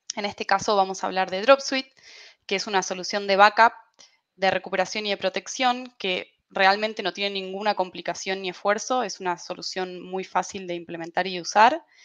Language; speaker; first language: Spanish; native; Spanish